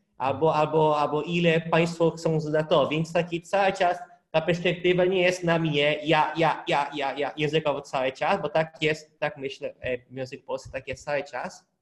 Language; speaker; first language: Polish; non-native, fluent; Portuguese